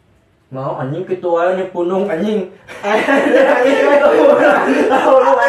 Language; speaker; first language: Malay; non-native, local second language; Sundanese